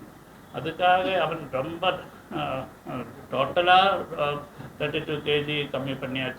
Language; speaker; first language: Tamil; non-native, learner; Malayalam